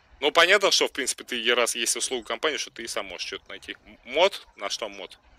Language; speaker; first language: Russian; native; Russian